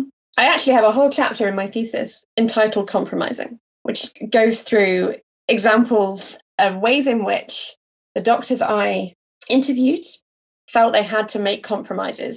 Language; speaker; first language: English; native; English